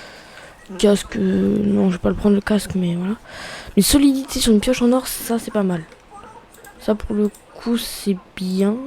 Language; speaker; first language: French; native; French